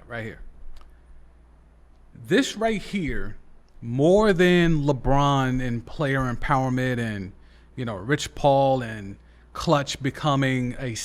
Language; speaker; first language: English; native; English